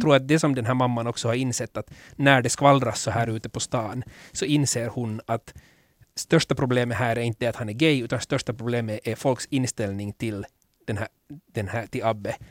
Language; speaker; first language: Swedish; native; Swedish